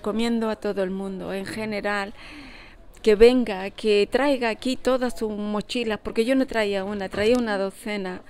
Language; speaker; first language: Spanish; early bilingual, heritage; Spanish